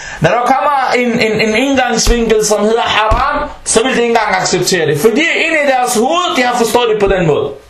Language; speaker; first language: Danish; early bilingual, other home language; Arabic